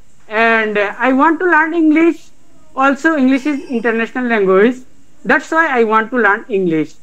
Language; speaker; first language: English; non-native, learner; Bangla